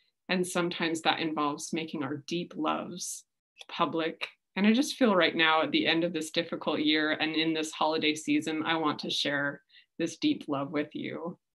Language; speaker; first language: English; native; English